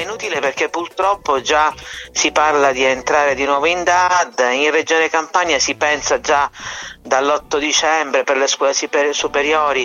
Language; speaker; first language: Italian; native; Italian